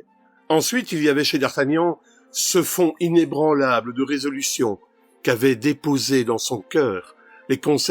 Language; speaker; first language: French; native; French